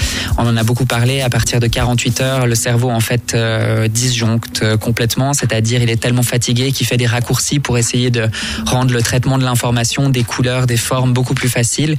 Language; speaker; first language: French; native; French